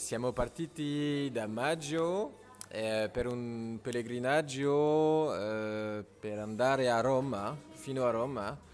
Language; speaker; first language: Italian; non-native, learner; French